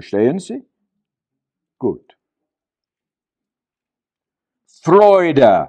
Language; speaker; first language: German; non-native, learner; English